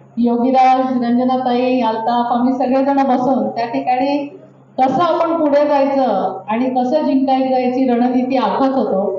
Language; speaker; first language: Marathi; native; Marathi